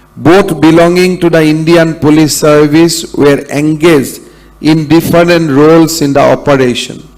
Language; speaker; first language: English; non-native, local second language; Assamese